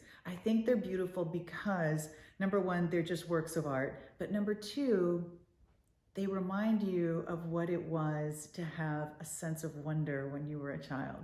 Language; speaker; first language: English; native; English